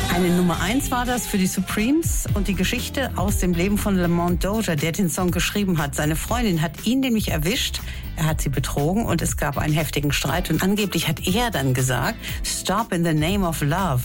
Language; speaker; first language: German; native; German